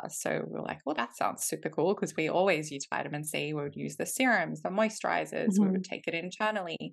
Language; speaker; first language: English; native; English